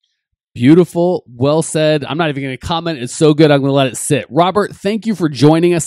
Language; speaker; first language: English; native; English